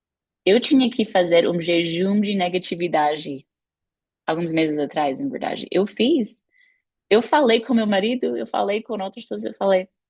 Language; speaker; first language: Portuguese; non-native, fluent; English